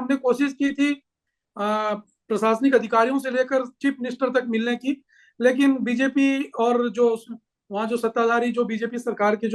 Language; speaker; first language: Hindi; native; Hindi